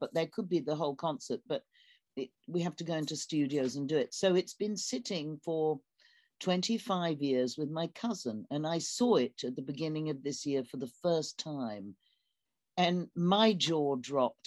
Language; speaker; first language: English; native; English